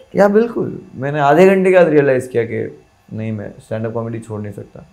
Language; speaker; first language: Hindi; non-native, local second language; Gujarati